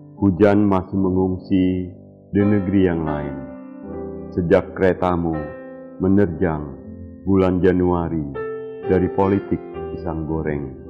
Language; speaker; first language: Indonesian; native; Indonesian